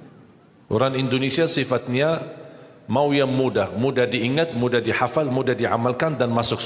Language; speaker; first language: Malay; non-native, fluent; Arabic